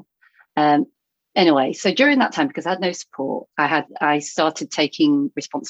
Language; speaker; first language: English; native; English